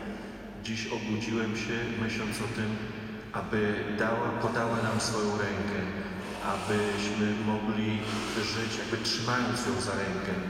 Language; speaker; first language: Polish; native; Polish